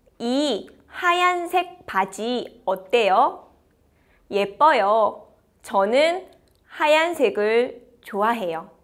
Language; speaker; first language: Korean; native; Korean